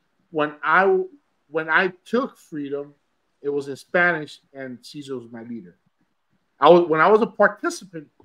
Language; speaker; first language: English; early bilingual, other home language; Spanish